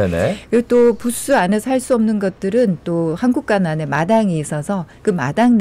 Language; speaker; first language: Korean; native; Korean